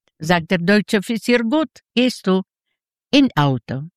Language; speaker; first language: German; non-native, learner; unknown